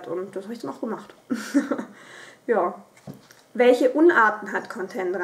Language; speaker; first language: German; native; German